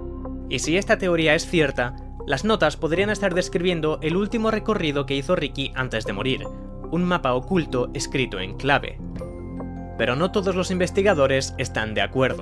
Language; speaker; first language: Spanish; native; Spanish